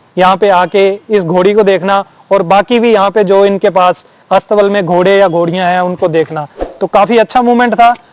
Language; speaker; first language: Hindi; native; Hindi